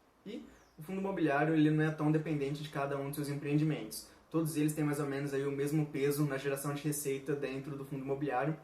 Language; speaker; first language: Portuguese; native; Portuguese